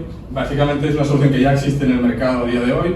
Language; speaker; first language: Spanish; native; Spanish